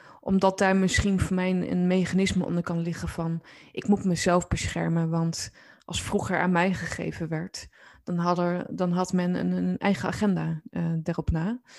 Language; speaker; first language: Dutch; native; Dutch